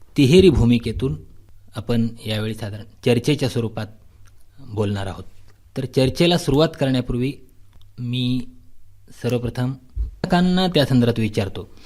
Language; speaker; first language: Marathi; native; Marathi